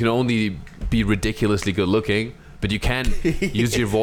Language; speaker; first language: English; non-native, fluent; German